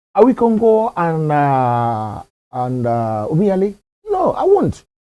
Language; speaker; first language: English; non-native, local second language; Yoruba